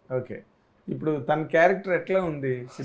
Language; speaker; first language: Telugu; native; Telugu